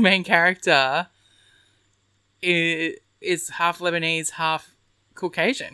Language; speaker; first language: English; native; English